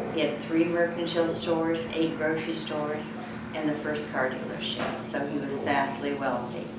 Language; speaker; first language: English; native; English